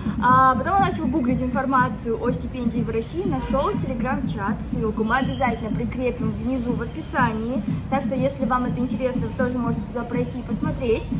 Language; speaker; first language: Russian; native; Russian